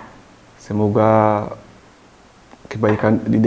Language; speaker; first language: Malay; non-native, fluent; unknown